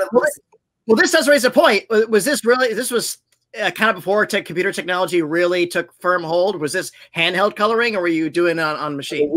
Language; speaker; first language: English; native; English